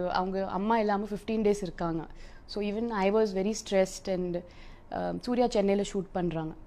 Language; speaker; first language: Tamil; non-native, fluent; Punjabi